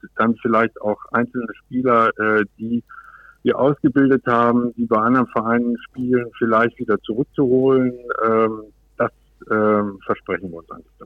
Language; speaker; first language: German; native; German